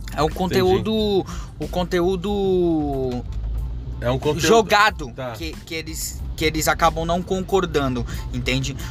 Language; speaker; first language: Portuguese; early bilingual, other home language; Japanese